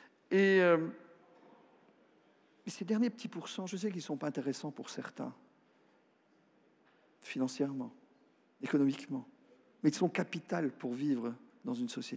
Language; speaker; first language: French; non-native, local second language; Luxembourgish